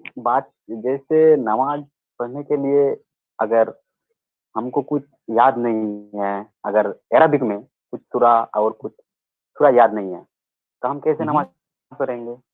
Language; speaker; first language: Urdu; non-native, local second language; Bangla